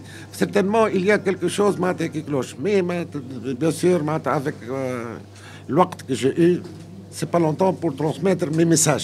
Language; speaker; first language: French; non-native, local second language; Arabic